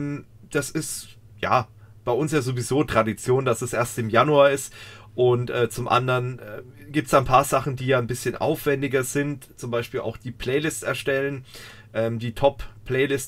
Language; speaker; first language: German; native; German